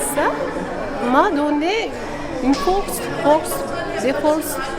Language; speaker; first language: French; non-native, learner; Turkish